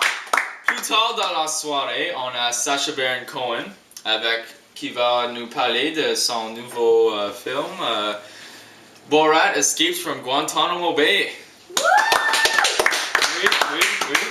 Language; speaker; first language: French; non-native, learner; English